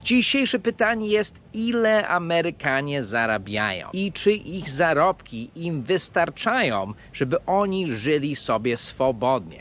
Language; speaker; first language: Polish; non-native, fluent; English